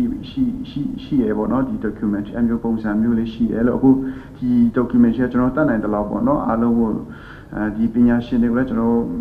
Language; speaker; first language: Burmese; non-native, local second language; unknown